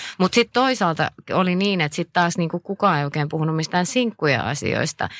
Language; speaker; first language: Finnish; native; Finnish